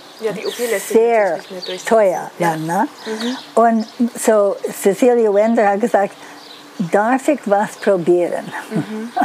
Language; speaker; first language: German; non-native, learner; Dutch